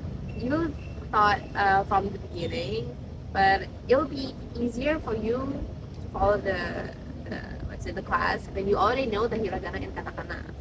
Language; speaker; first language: English; non-native, learner; Indonesian